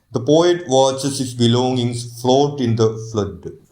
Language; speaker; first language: English; non-native, local second language; Malayalam